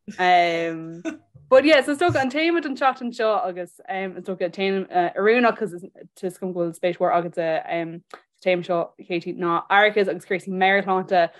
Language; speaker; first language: Irish; non-native, local second language; English